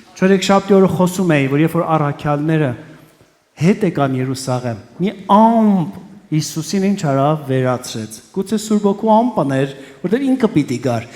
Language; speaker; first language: Armenian; early bilingual, heritage; Armenian